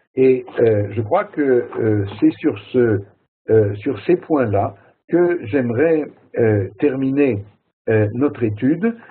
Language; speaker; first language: French; native; French